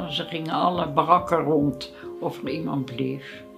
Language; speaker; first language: Dutch; native; Dutch